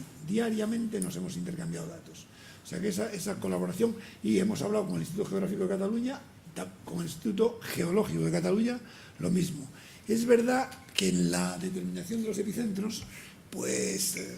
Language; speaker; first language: Spanish; native; Spanish